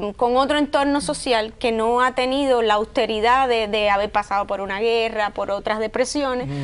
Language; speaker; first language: Spanish; native; Spanish